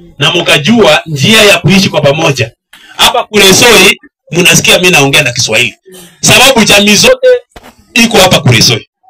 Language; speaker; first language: Swahili; non-native, local second language; Kalenjin